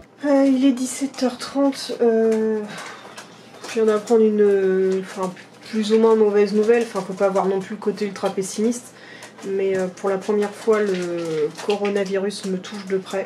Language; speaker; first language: French; native; French